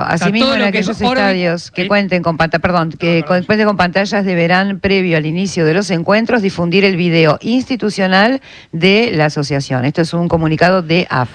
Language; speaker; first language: Spanish; native; Spanish